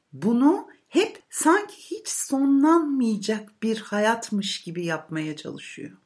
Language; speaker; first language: Turkish; native; Turkish